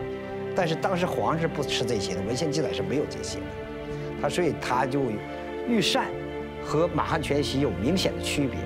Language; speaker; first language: Chinese; native; Chinese